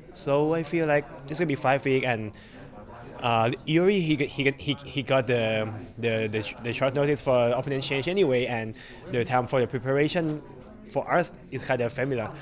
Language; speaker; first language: English; non-native, learner; Thai